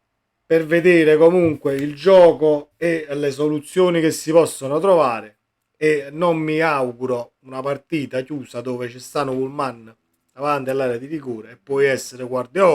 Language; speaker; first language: Italian; native; Italian